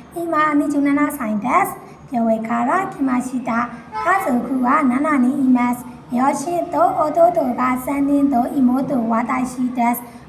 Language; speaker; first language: Japanese; non-native, learner; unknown